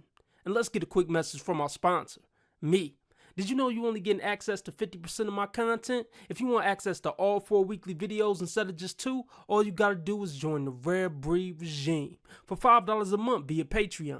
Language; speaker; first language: English; native; English